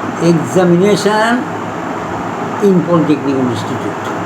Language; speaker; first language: English; non-native, local second language; Bangla